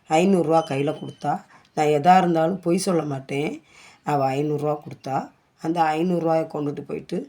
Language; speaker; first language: Tamil; native; Tamil